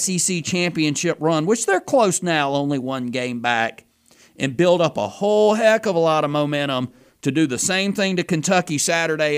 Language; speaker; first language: English; native; English